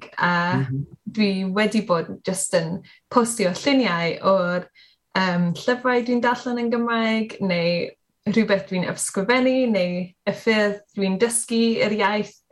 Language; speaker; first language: Welsh; non-native, learner; English